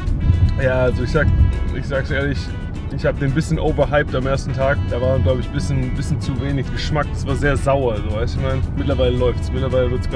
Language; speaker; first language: German; native; German